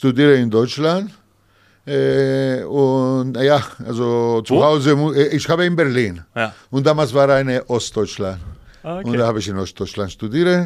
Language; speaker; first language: German; non-native, fluent; Greek